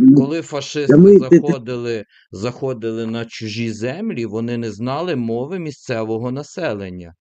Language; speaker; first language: Ukrainian; native; Ukrainian